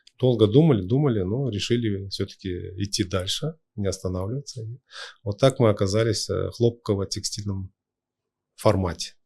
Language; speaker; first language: Russian; non-native, local second language; Uzbek